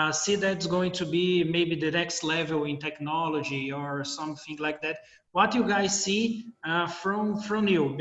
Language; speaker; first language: English; non-native, fluent; Portuguese